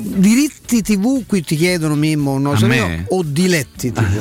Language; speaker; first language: Italian; native; Italian